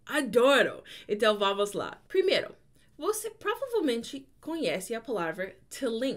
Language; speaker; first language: Portuguese; non-native, fluent; English